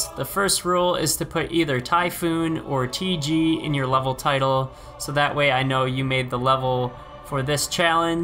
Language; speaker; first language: English; native; English